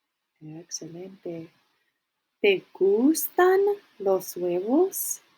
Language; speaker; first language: Spanish; non-native, fluent; English